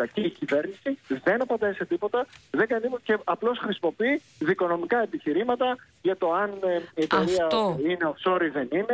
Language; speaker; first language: Greek; native; Greek